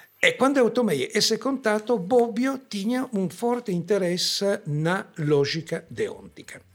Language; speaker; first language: Portuguese; non-native, fluent; Italian